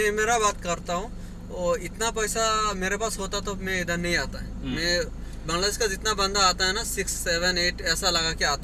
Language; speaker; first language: Hindi; non-native, fluent; Bangla